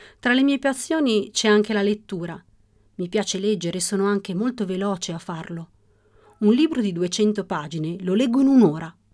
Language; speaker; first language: Italian; early bilingual, other home language; Russian